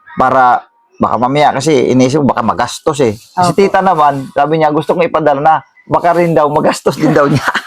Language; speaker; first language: Filipino; non-native, local second language; Cebuano